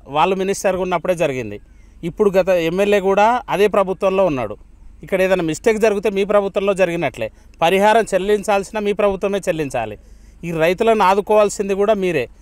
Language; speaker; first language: Telugu; native; Telugu